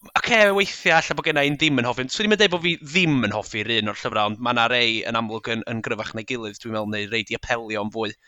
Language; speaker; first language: Welsh; native; Welsh